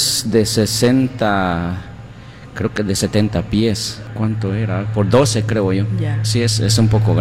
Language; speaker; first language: Spanish; non-native, local second language; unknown